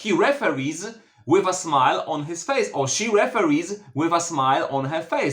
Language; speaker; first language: English; non-native, fluent; Polish